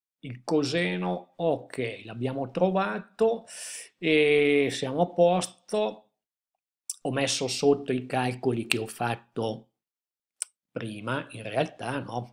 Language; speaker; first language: Italian; native; Italian